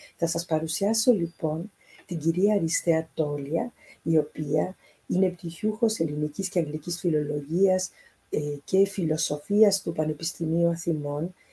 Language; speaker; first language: Greek; early bilingual, heritage; Greek